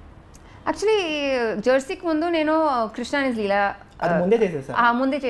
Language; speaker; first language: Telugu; non-native, fluent; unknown